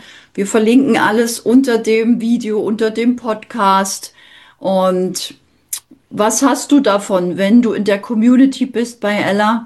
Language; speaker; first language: German; native; German